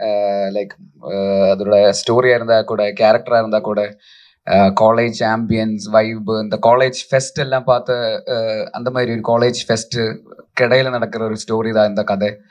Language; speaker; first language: Tamil; non-native, local second language; Malayalam